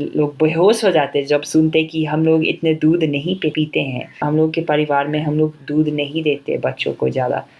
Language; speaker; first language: Hindi; non-native, fluent; English